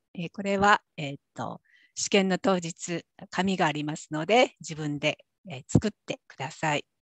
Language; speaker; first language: Japanese; native; Japanese